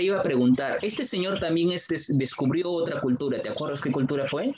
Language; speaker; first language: Spanish; native; Spanish